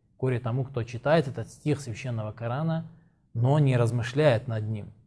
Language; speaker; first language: Russian; non-native, local second language; Azerbaijani